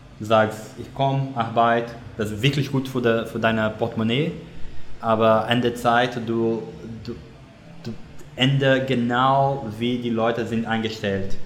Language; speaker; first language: German; non-native, learner; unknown